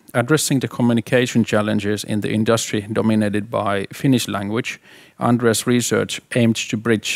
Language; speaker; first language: English; non-native, fluent; Finnish